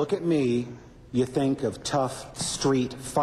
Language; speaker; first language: English; native; English